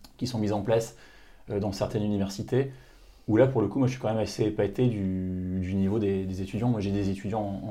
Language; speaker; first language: French; native; French